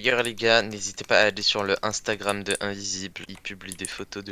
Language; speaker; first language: French; native; French